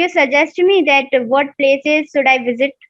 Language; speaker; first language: English; non-native, learner; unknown